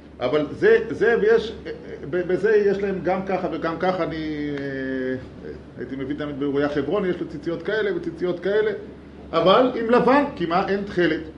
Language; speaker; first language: Hebrew; native; Hebrew